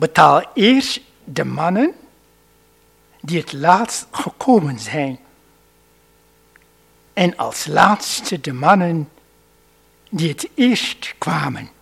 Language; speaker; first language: Dutch; non-native, fluent; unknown